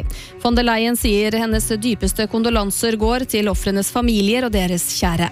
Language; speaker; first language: Norwegian; native; Norwegian